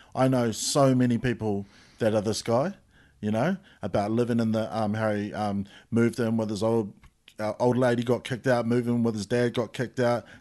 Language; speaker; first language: English; native; English